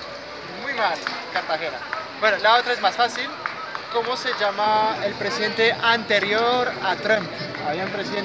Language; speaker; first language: Spanish; non-native, fluent; French